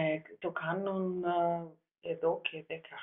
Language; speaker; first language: Greek; non-native, learner; German